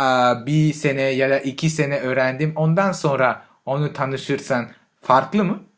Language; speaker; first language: Turkish; non-native, learner; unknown